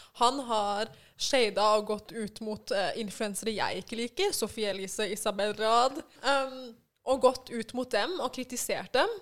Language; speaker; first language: Norwegian; early bilingual, other home language; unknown